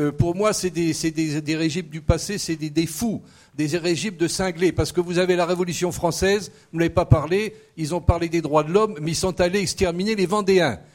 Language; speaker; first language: French; native; French